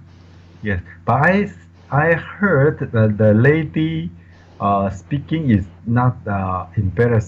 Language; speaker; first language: English; non-native, learner; Chinese